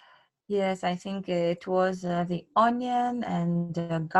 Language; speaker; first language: English; non-native, learner; Russian